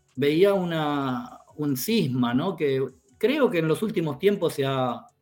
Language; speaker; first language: Spanish; native; Spanish